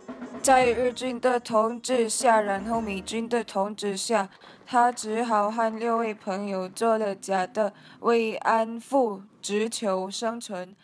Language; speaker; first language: Chinese; non-native, learner; Filipino